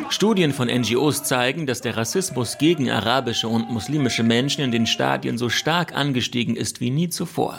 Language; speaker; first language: German; native; German